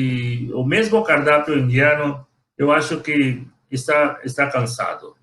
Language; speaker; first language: Portuguese; non-native, fluent; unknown